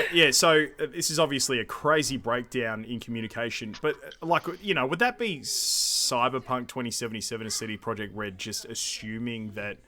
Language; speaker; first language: English; native; English